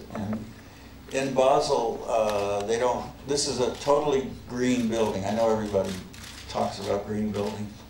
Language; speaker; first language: English; native; English